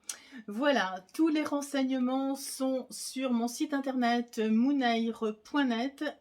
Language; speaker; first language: French; native; French